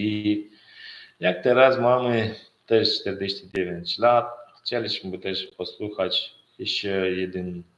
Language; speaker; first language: Polish; non-native, learner; Turkmen